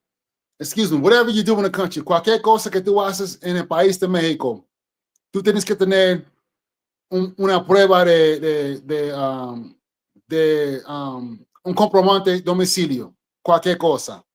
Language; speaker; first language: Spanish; non-native, fluent; English